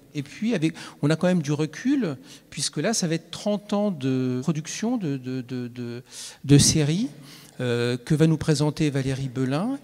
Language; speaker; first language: French; native; French